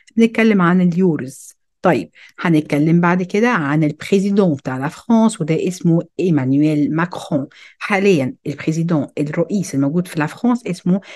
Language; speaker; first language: Arabic; early bilingual, heritage; Arabic